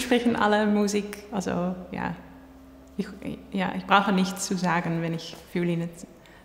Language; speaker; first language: German; non-native, fluent; Arabic